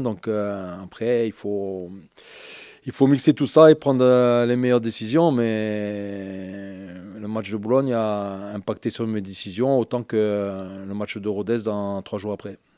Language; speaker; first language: French; native; French